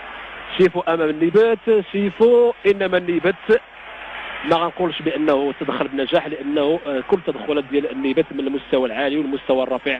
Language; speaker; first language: Arabic; native; Arabic